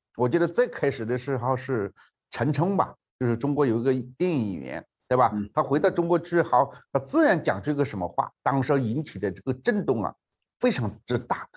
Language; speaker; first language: Chinese; native; Chinese